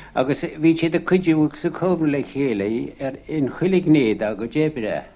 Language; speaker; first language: Irish; native; Irish